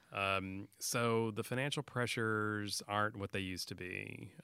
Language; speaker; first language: English; native; English